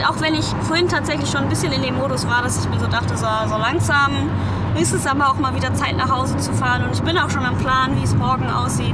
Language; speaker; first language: German; native; German